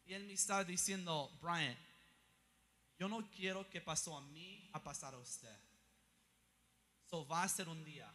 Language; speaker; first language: Spanish; early bilingual, heritage; English